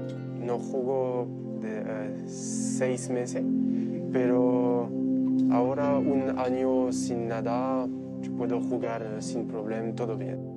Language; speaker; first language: Spanish; non-native, learner; French